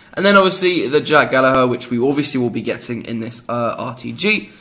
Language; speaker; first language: English; native; English